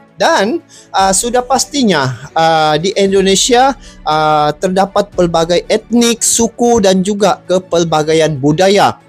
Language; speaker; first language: Malay; native; Malay